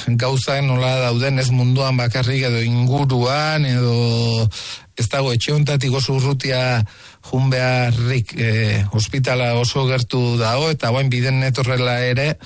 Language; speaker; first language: Basque; native; Basque